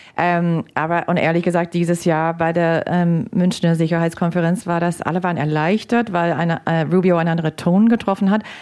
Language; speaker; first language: German; non-native, fluent; English